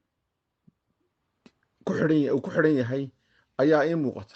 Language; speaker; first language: Somali; native; Somali